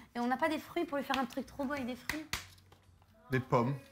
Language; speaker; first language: French; native; French